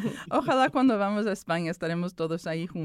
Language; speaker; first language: Spanish; early bilingual, heritage; Spanish